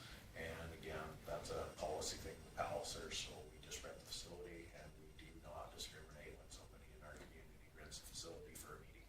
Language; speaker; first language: English; native; English